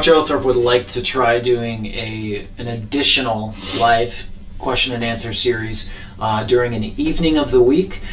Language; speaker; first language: English; native; English